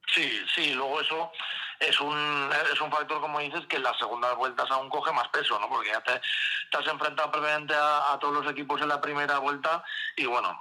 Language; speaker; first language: Spanish; native; Spanish